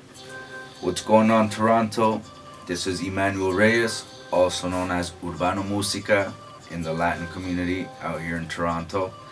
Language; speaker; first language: English; early bilingual, other home language; Spanish